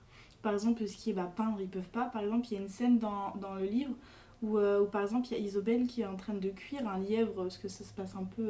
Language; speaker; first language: French; native; French